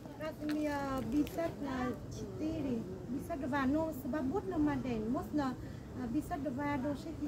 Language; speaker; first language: Russian; non-native, learner; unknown